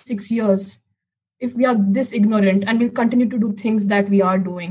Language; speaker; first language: English; non-native, local second language; Hindi